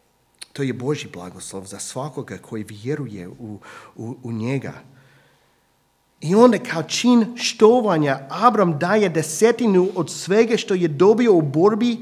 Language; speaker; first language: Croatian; non-native, fluent; English